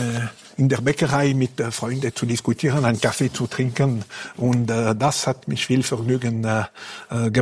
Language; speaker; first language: German; non-native, local second language; French